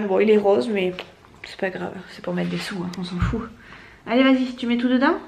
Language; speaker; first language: French; native; French